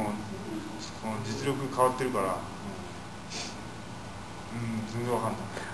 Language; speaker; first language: Japanese; native; Japanese